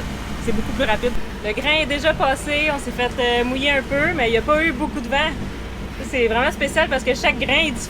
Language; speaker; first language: French; native; French